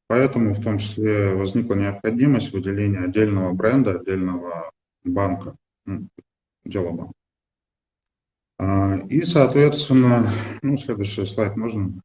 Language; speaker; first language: Russian; native; Russian